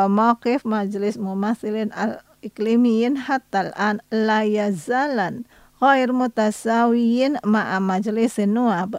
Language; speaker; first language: Arabic; non-native, learner; Indonesian